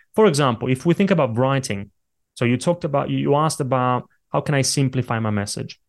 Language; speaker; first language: English; non-native, fluent; Italian